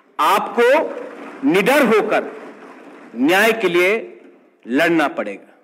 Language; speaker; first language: Hindi; non-native, local second language; Kok Borok